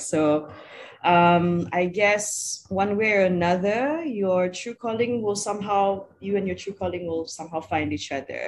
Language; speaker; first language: English; non-native, local second language; Malay